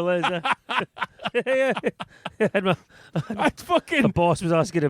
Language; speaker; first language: English; native; English